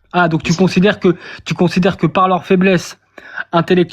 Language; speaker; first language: French; native; French